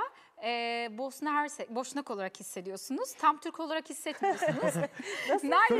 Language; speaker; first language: Turkish; native; Turkish